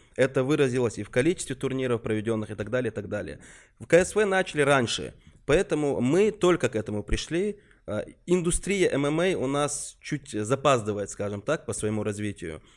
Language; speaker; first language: Russian; non-native, local second language; Chechen